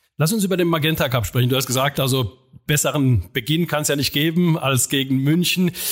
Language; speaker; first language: German; non-native, fluent; Finnish